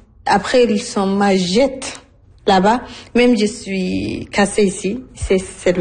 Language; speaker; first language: French; non-native, learner; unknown